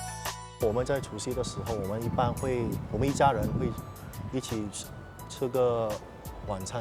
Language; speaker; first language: Chinese; non-native, fluent; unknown